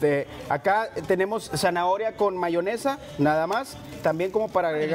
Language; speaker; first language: Spanish; native; Spanish